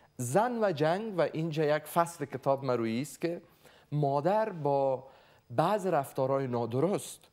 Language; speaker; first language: Persian; native; Persian